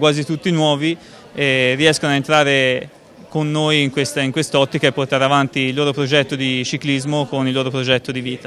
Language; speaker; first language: Italian; native; Italian